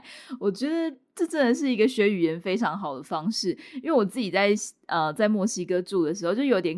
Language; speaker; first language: Chinese; native; Chinese